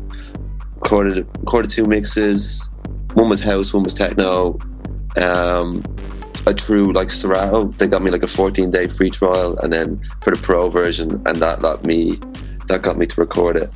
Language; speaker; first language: English; native; English